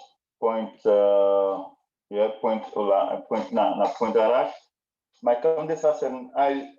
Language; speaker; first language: Welsh; non-native, learner; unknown